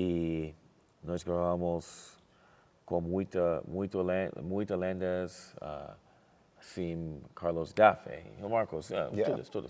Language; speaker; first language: Portuguese; non-native, learner; English